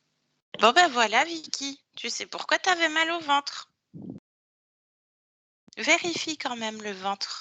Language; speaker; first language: French; native; French